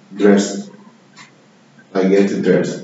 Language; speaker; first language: English; non-native, learner; Portuguese